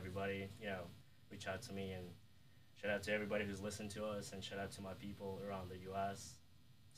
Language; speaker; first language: English; non-native, fluent; Ukrainian